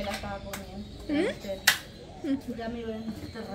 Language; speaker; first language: Spanish; native; Spanish